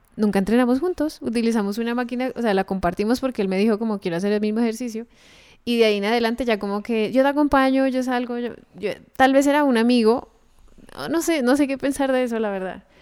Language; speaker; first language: Spanish; native; Spanish